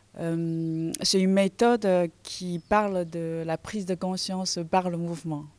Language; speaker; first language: French; non-native, fluent; Chinese